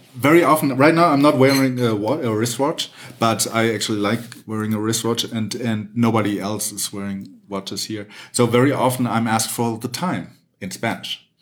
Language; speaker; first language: English; non-native, fluent; German